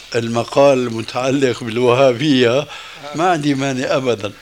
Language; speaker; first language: Arabic; early bilingual, other home language; Albanian